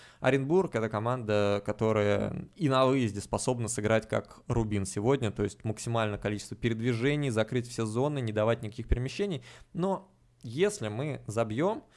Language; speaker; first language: Russian; native; Russian